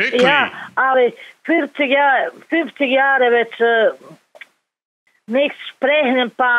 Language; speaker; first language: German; non-native, learner; Croatian